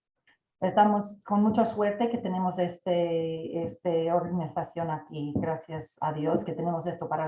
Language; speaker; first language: Spanish; non-native, fluent; English